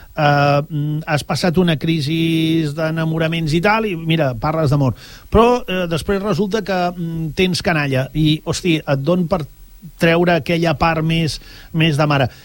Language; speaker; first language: Catalan; native; Catalan